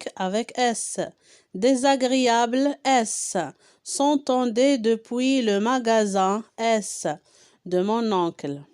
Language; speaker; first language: French; non-native, local second language; Arabic